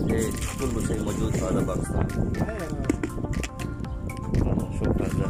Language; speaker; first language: Arabic; non-native, learner; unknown